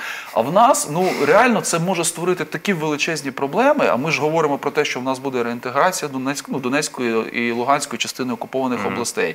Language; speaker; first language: Ukrainian; native; Ukrainian